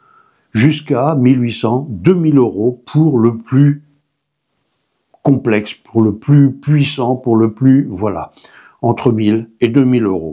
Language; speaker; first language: French; native; French